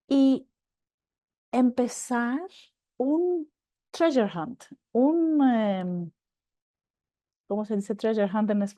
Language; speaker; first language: Spanish; non-native, fluent; Greek